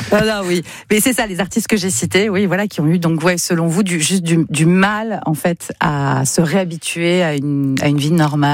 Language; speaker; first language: French; native; French